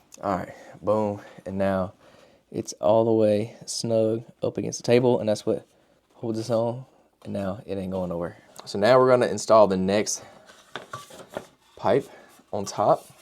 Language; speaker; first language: English; native; English